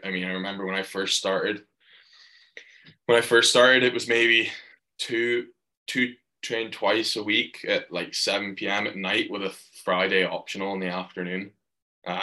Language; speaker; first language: English; native; English